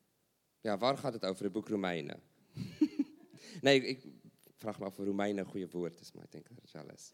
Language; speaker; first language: Dutch; non-native, learner; English